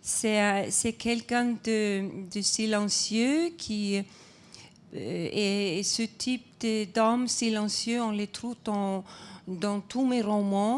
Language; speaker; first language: French; non-native, fluent; Icelandic